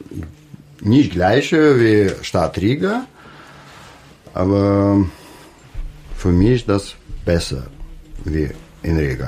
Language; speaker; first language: German; non-native, learner; Russian